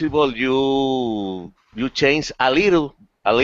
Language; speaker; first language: English; non-native, learner; Spanish